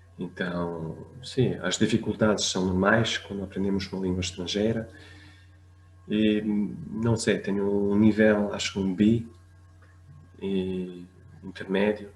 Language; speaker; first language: Portuguese; non-native, fluent; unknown